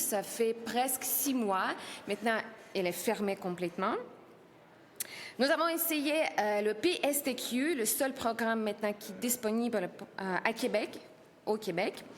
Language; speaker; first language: French; non-native, learner; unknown